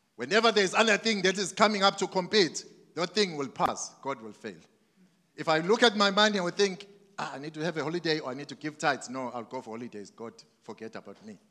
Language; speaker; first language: English; non-native, local second language; Zulu